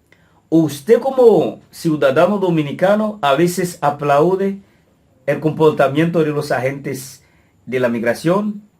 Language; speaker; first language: Spanish; non-native, fluent; Haitian Creole